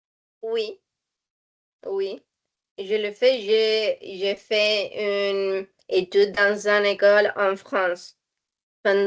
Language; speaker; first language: French; non-native, learner; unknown